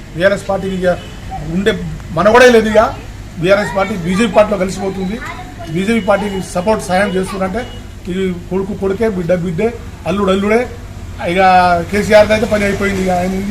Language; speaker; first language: Telugu; native; Telugu